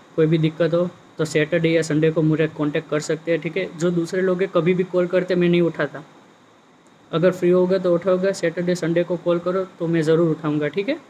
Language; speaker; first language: Hindi; non-native, local second language; Gujarati